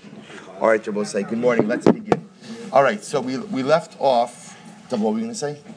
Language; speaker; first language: English; native; English